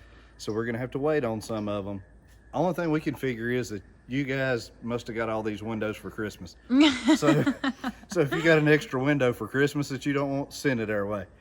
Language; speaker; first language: English; native; English